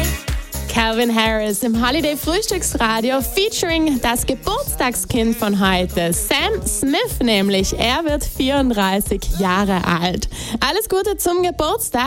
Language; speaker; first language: German; native; German